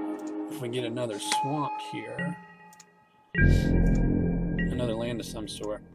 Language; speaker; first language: English; native; English